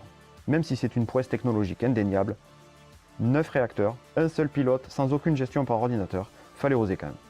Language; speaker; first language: French; native; French